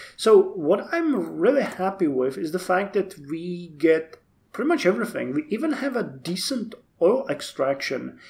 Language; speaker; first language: English; non-native, fluent; Czech